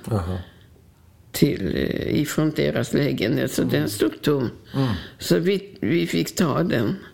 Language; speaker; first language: Swedish; non-native, fluent; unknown